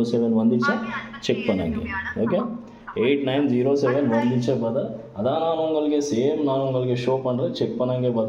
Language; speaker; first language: Tamil; non-native, learner; Kannada